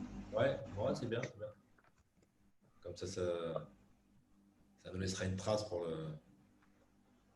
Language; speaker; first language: French; native; French